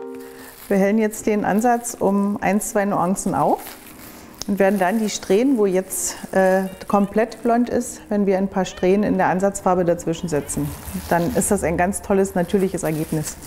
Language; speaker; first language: German; native; German